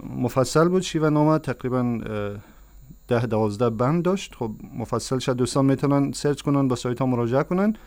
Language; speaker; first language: Persian; native; Persian